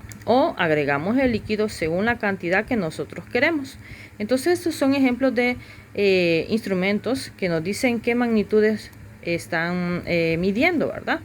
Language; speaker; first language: Spanish; native; Spanish